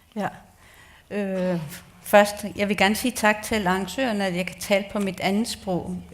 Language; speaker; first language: Danish; non-native, local second language; Kalaallisut